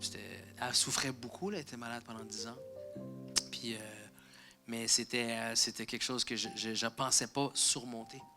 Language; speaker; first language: French; native; French